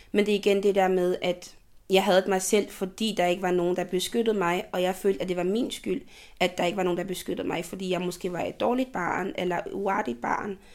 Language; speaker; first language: Danish; early bilingual, other home language; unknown